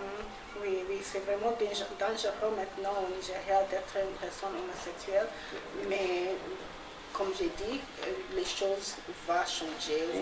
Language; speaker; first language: French; non-native, fluent; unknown